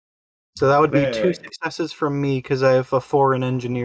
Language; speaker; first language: English; native; English